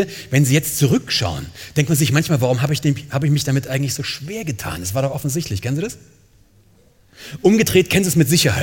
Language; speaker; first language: German; native; German